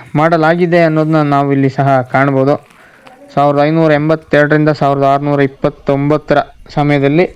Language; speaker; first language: Kannada; native; Kannada